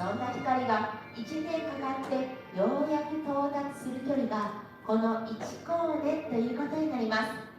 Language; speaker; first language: Japanese; native; Japanese